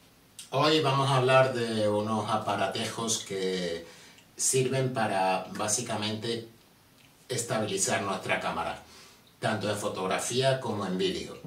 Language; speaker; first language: Spanish; native; Spanish